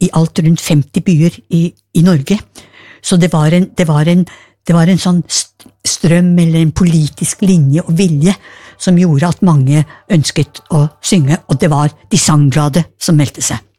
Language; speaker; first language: Norwegian; native; Norwegian